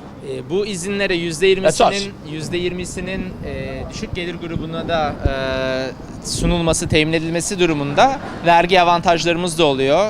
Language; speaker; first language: Turkish; native; Turkish